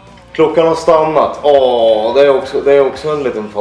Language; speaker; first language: Swedish; native; Swedish